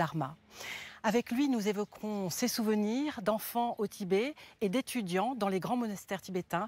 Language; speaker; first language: French; native; French